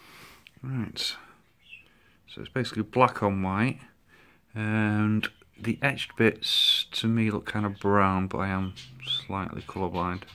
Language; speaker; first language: English; native; English